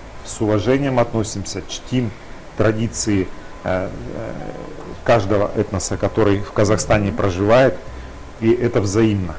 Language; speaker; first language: Russian; native; Russian